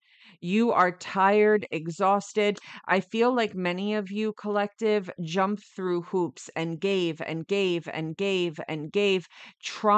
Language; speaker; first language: English; native; English